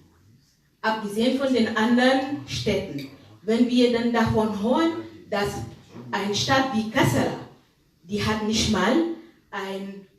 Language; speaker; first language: German; non-native, fluent; Arabic